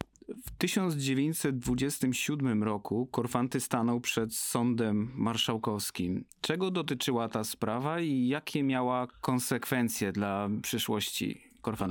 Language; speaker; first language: Polish; native; Polish